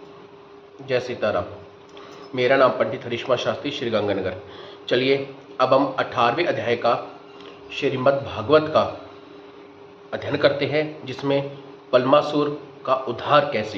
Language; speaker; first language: Hindi; native; Hindi